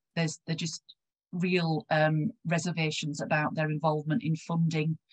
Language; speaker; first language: English; native; English